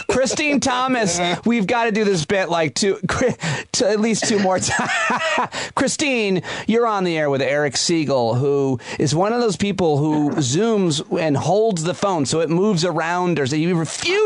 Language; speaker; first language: English; native; English